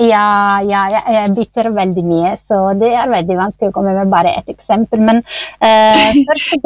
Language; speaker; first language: Norwegian; non-native, fluent; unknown